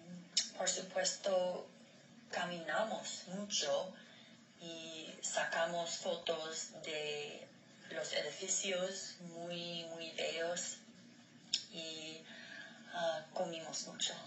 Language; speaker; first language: Spanish; non-native, learner; English